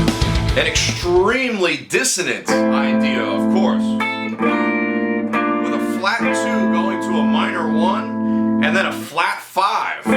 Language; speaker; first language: English; native; English